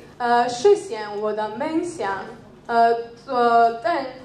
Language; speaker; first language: Chinese; non-native, learner; Georgian